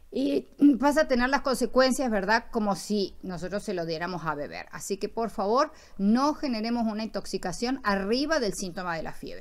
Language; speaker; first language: Spanish; native; Spanish